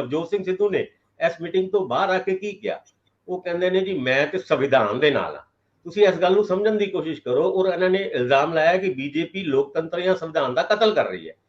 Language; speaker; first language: Punjabi; non-native, local second language; Hindi